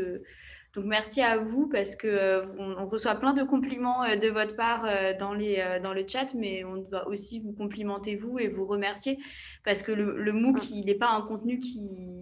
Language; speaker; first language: French; native; French